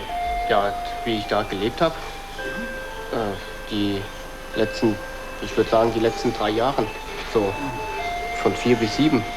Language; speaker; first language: German; early bilingual, other home language; Korean